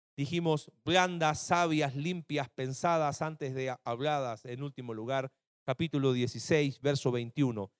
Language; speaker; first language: Spanish; native; Spanish